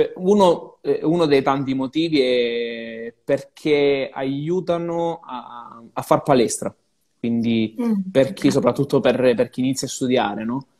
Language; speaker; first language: Italian; native; Italian